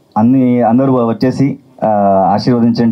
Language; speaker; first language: Telugu; non-native, learner; Kannada